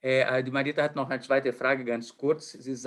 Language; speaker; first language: German; non-native, fluent; Portuguese